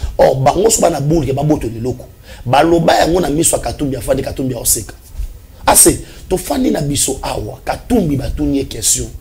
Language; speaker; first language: Lingala; non-native, local second language; Swahili